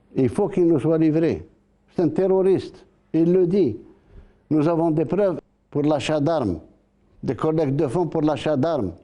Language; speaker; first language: French; non-native, local second language; Arabic